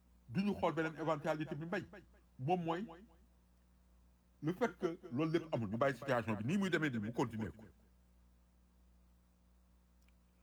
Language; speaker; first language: French; non-native, local second language; Wolof